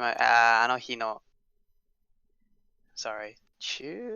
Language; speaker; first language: Japanese; non-native, learner; English